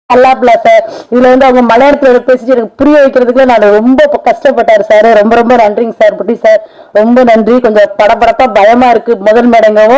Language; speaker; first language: Tamil; native; Tamil